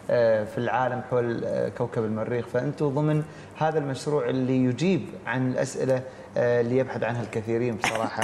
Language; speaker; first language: Arabic; native; Arabic